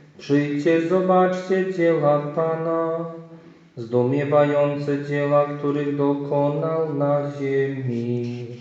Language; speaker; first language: Polish; native; Polish